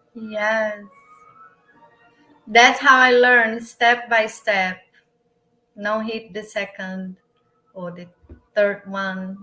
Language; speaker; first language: English; non-native, learner; Portuguese